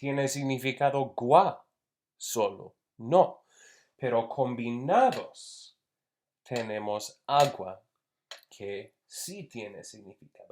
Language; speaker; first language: Spanish; non-native, fluent; English